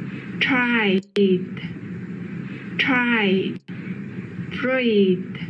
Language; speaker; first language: English; non-native, learner; Vietnamese